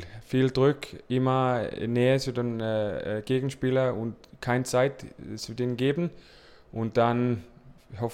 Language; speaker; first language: German; non-native, learner; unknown